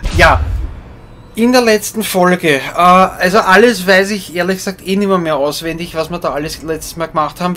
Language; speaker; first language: German; native; German